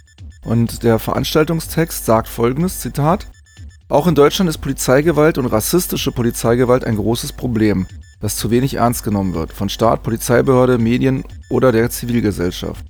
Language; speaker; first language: German; native; German